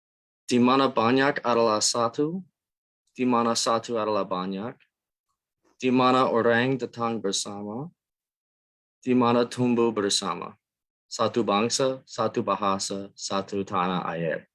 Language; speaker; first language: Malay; non-native, learner; English